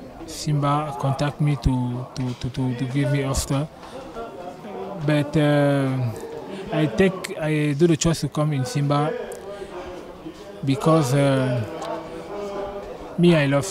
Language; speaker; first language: English; non-native, learner; French